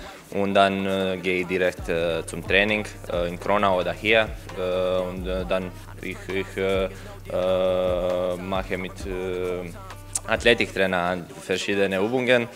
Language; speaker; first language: German; non-native, learner; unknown